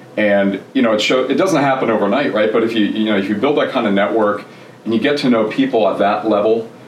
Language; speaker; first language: English; early bilingual, other home language; German